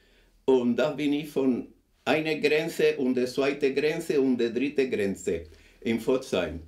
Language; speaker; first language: German; non-native, fluent; Spanish